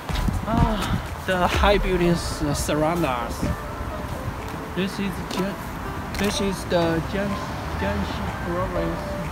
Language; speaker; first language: English; non-native, learner; Chinese